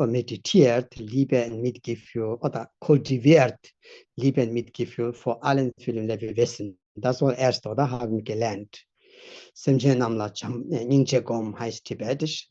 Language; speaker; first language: German; non-native, fluent; Tibetan